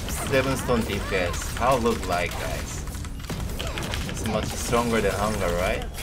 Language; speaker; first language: English; non-native, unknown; Korean